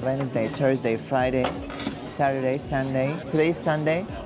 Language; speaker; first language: English; non-native, fluent; Turkish